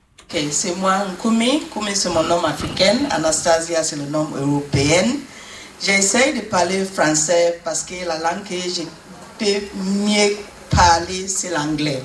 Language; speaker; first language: French; non-native, fluent; English